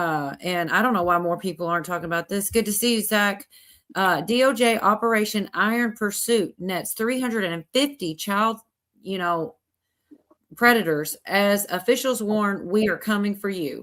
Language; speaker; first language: English; native; English